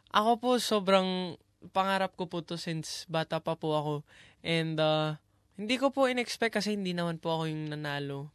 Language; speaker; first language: Filipino; early bilingual, heritage; Filipino